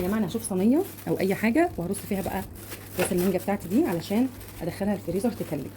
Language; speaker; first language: Arabic; native; Arabic